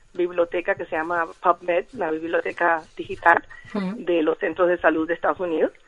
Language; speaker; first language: Spanish; native; Spanish